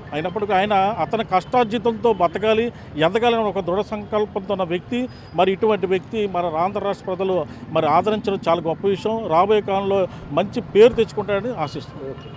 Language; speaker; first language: Telugu; native; Telugu